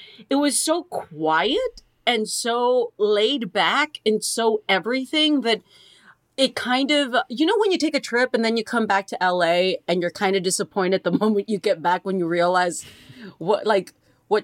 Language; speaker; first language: English; native; English